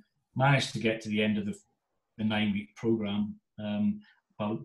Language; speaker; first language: English; native; English